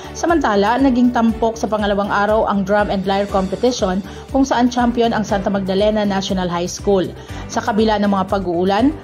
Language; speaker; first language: Filipino; non-native, local second language; Bikol